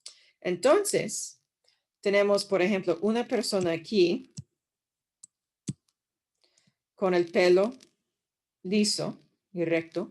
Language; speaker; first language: Spanish; non-native, fluent; English